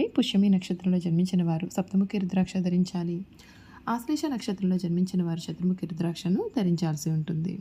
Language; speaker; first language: Telugu; native; Telugu